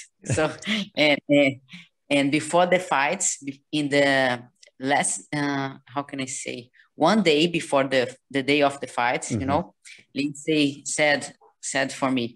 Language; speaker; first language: English; non-native, learner; Portuguese